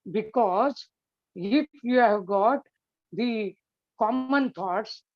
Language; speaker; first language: English; non-native, local second language; Hindi